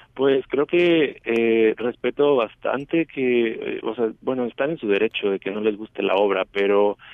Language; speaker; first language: Spanish; native; Spanish